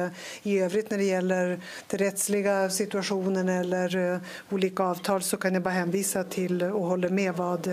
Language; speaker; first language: Swedish; native; Swedish